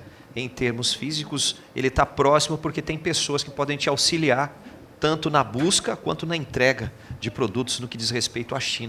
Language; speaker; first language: Portuguese; native; Portuguese